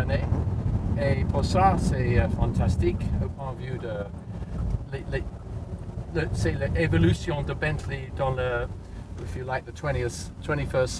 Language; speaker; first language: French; non-native, learner; English